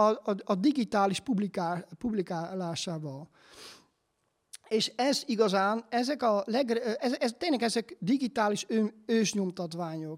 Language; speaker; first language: Hungarian; non-native, fluent; Dutch